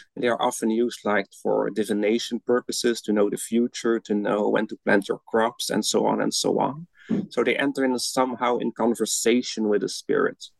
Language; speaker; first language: English; non-native, fluent; Dutch